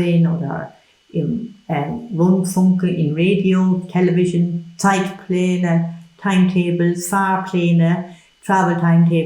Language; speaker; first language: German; non-native, fluent; English